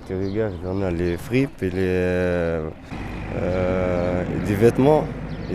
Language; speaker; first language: French; non-native, local second language; Arabic